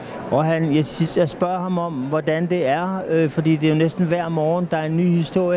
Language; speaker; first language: Danish; native; Danish